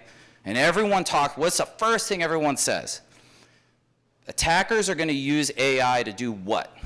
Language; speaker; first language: English; native; English